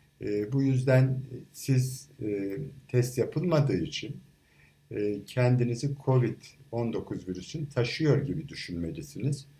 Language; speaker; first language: Turkish; native; Turkish